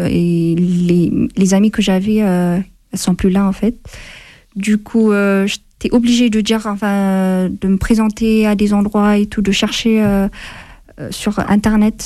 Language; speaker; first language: French; non-native, fluent; Amharic